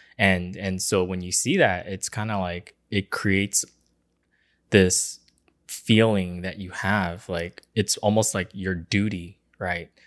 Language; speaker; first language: English; early bilingual, other home language; Chinese